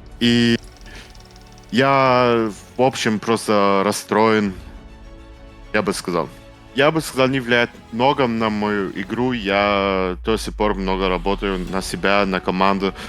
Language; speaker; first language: Russian; non-native, local second language; Ukrainian